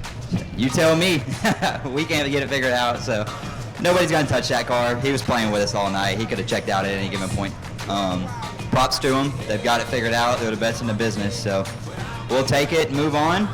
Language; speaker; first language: English; native; English